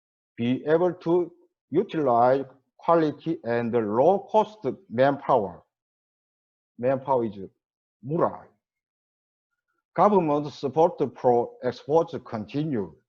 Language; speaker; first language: English; non-native, learner; Korean